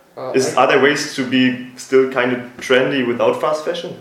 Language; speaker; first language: English; non-native, fluent; German